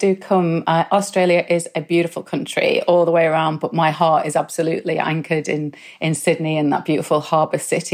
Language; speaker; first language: English; native; English